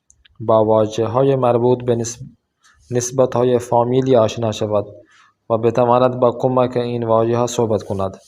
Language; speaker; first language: Persian; non-native, fluent; Urdu